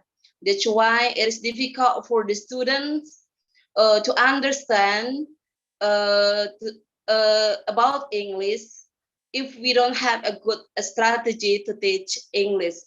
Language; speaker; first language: English; non-native, fluent; Indonesian